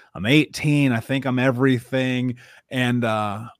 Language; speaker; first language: English; native; English